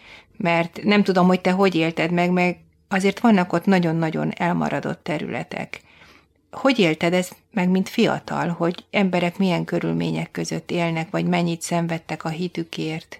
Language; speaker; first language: Hungarian; native; Hungarian